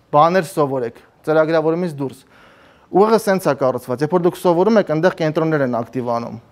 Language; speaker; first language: Armenian; native; Armenian